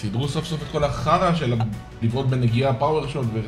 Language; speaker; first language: Hebrew; native; Hebrew